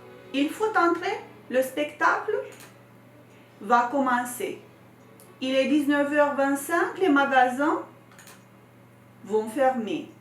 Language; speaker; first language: French; non-native, fluent; Romanian